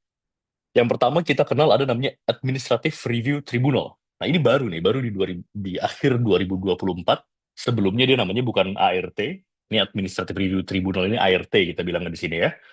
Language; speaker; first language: Indonesian; native; Indonesian